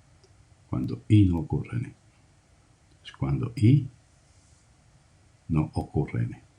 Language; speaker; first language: Spanish; native; Spanish